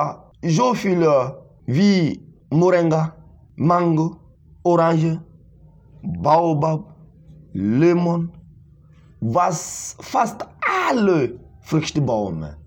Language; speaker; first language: German; non-native, fluent; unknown